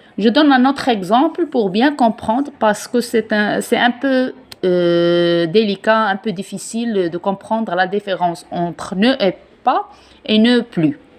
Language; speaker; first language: French; non-native, local second language; Arabic